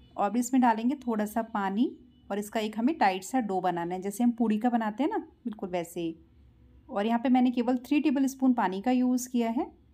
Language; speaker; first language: Hindi; native; Hindi